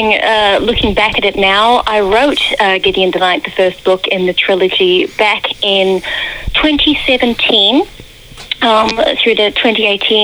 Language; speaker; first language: English; native; English